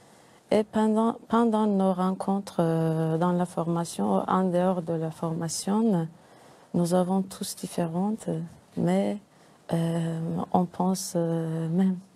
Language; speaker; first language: French; non-native, learner; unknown